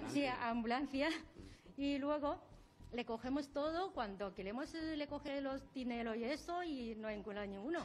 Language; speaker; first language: Spanish; non-native, learner; Chinese